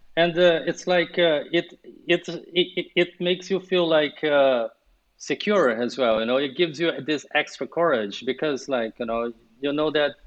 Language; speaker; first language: English; non-native, fluent; Portuguese